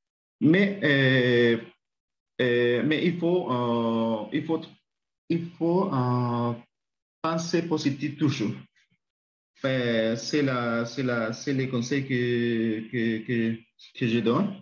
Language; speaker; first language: French; non-native, learner; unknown